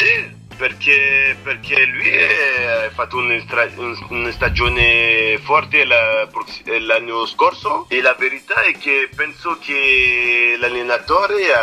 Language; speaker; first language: Italian; non-native, fluent; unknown